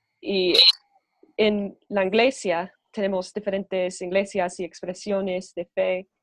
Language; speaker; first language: Spanish; non-native, fluent; English